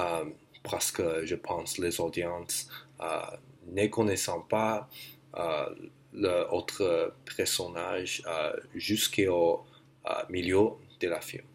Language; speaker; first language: French; non-native, learner; English